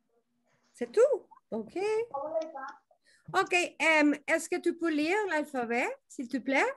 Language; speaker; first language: French; non-native, learner; Spanish